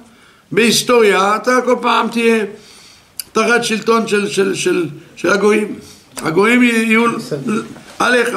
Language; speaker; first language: Hebrew; non-native, fluent; French